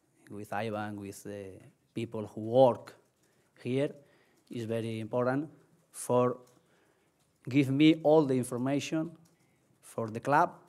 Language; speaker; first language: English; non-native, learner; Spanish